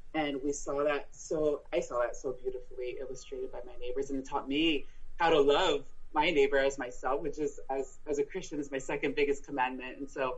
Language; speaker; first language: English; early bilingual, other home language; Spanish